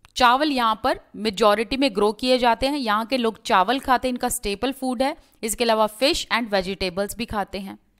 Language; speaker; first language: Hindi; native; Hindi